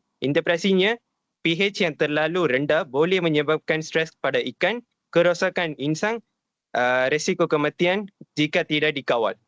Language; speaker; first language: Malay; non-native, local second language; Tamil